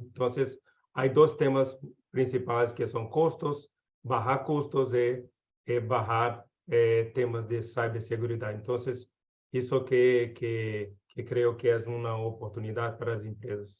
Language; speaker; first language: Spanish; non-native, learner; Portuguese